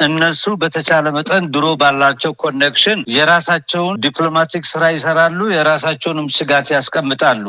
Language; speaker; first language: Amharic; non-native, local second language; Oromo